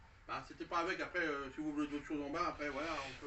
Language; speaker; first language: French; native; French